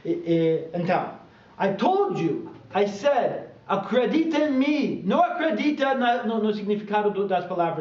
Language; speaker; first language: Portuguese; non-native, fluent; English